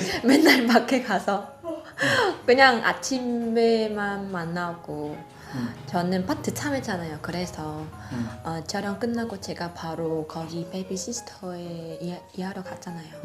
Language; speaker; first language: Korean; non-native, learner; Vietnamese